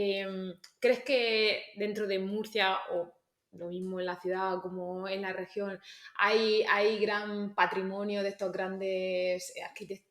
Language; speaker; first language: Spanish; native; Spanish